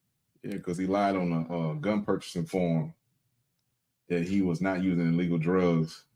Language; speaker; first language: English; native; English